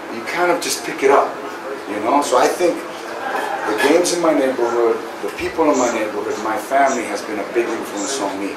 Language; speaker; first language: English; native; English